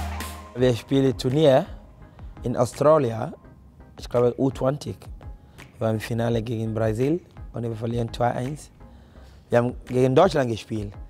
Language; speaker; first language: German; non-native, fluent; Akan